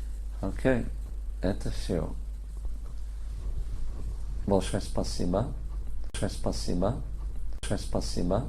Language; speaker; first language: Russian; non-native, learner; English